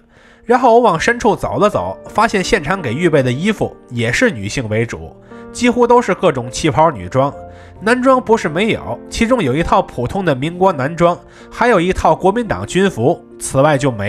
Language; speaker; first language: Chinese; native; Chinese